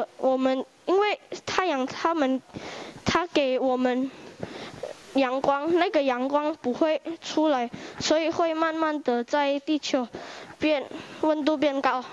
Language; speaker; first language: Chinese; non-native, learner; Indonesian